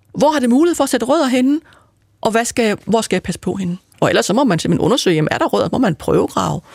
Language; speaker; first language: Danish; native; Danish